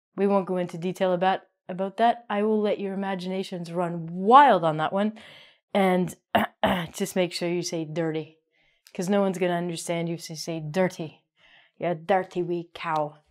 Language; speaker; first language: English; native; English